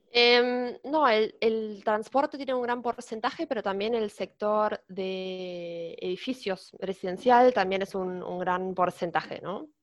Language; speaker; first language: Spanish; non-native, fluent; German